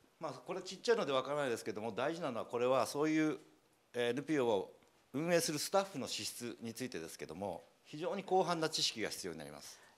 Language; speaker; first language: Japanese; native; Japanese